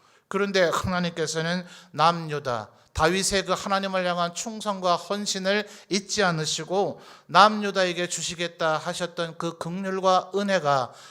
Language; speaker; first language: Korean; native; Korean